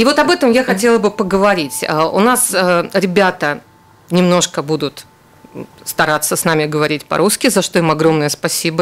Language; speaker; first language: Russian; native; Russian